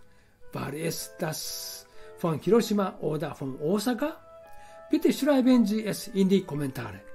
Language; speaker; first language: German; non-native, fluent; Japanese